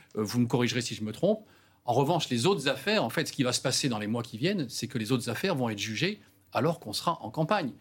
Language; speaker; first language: French; native; French